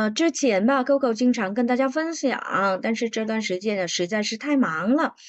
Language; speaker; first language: Chinese; non-native, fluent; Vietnamese